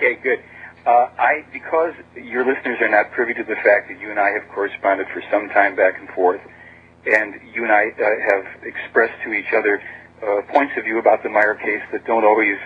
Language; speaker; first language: English; native; English